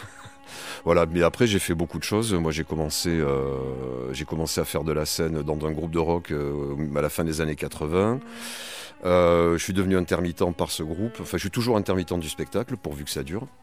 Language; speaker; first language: French; native; French